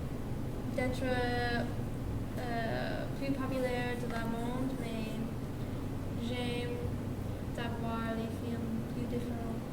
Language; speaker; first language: French; non-native, learner; English